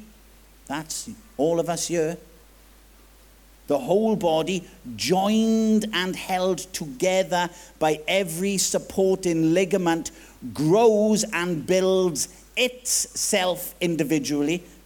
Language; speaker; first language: English; native; English